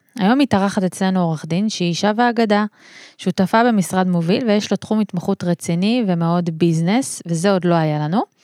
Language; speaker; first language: Hebrew; native; Hebrew